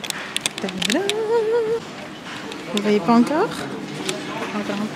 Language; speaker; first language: French; native; French